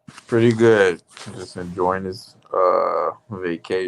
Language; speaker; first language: English; native; English